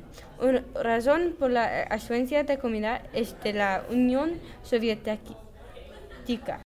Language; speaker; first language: Spanish; non-native, learner; English